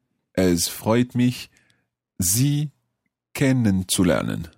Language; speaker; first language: German; non-native, learner; English